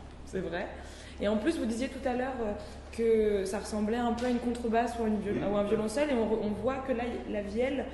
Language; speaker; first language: French; native; French